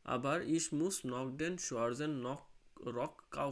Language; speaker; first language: German; non-native, fluent; Hindi